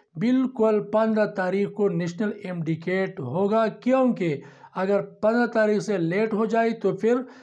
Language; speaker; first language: Urdu; non-native, local second language; Pashto